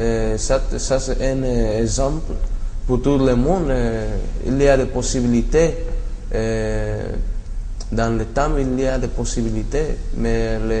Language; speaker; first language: French; non-native, learner; Spanish